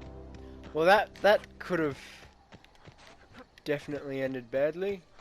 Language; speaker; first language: English; native; English